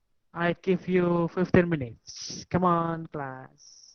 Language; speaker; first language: English; non-native, fluent; Indonesian